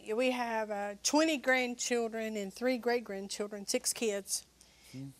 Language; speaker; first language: English; native; English